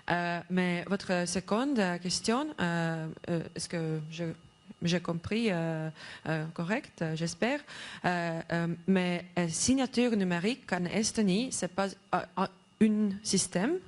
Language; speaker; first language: French; non-native, learner; Estonian